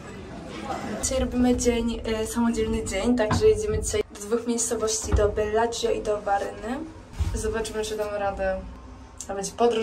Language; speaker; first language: Polish; native; Polish